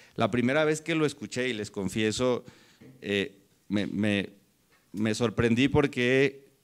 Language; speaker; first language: Spanish; native; Spanish